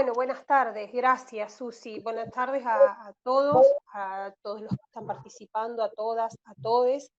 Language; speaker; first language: Spanish; native; Spanish